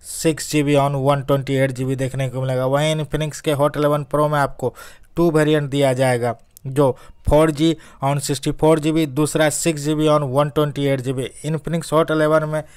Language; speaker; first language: Hindi; native; Hindi